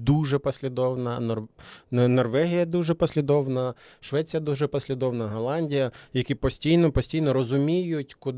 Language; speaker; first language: Ukrainian; native; Ukrainian